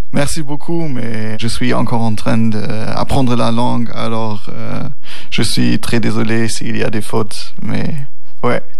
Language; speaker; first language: French; non-native, learner; German